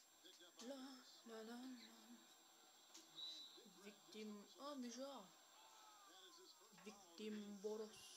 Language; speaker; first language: French; native; French